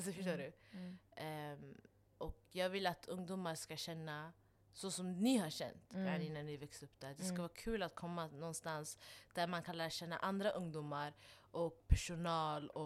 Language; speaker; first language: Swedish; non-native, local second language; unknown